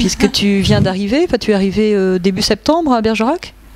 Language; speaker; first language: French; native; French